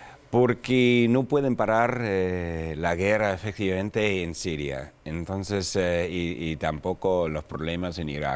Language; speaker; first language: Spanish; non-native, fluent; English